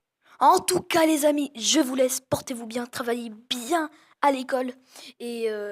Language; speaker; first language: French; native; French